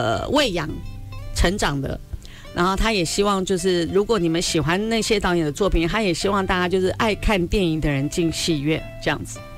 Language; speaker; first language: Chinese; native; Chinese